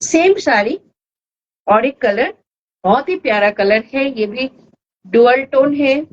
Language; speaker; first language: Hindi; non-native, local second language; Bangla